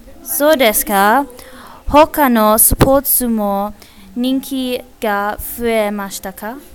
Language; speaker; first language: Japanese; non-native, learner; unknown